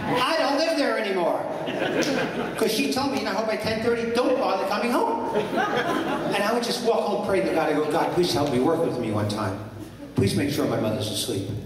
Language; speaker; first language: English; native; English